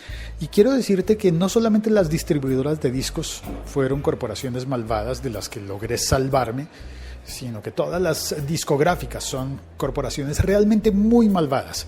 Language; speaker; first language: Spanish; native; Spanish